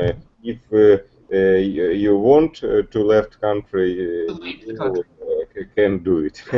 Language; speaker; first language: English; non-native, learner; Russian